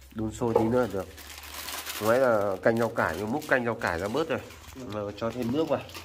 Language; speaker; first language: Vietnamese; native; Vietnamese